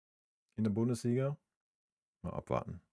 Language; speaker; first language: German; native; German